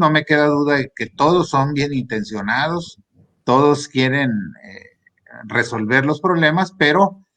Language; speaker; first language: Spanish; native; Spanish